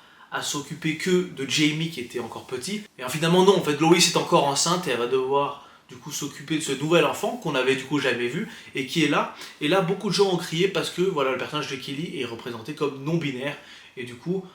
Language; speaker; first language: French; native; French